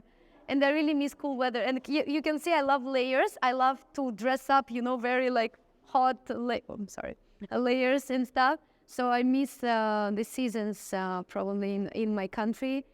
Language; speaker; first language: English; non-native, fluent; Russian